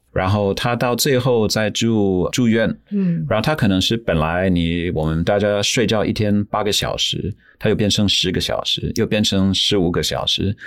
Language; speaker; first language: Chinese; non-native, fluent; English